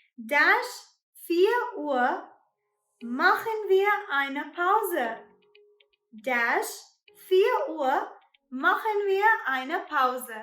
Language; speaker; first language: German; non-native, learner; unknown